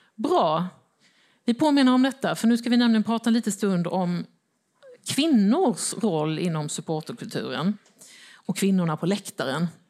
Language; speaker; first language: Swedish; native; Swedish